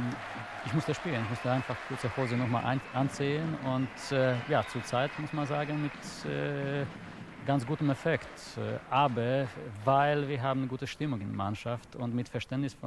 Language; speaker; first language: German; non-native, fluent; Polish